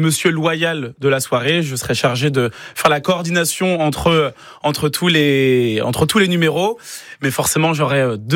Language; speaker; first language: French; native; French